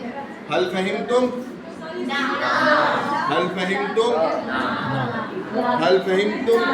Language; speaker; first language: Arabic; non-native, fluent; Urdu